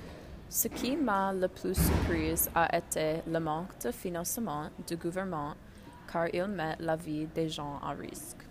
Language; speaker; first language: French; non-native, learner; English